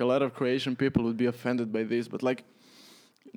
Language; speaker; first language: English; non-native, fluent; Croatian